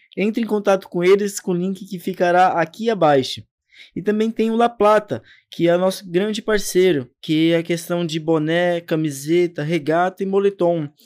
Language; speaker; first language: Portuguese; native; Portuguese